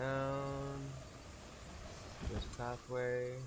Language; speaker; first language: English; native; English